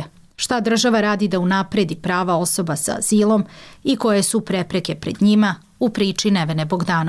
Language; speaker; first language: Serbian; native; Serbian